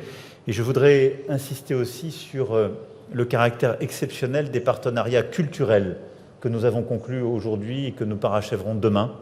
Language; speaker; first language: French; native; French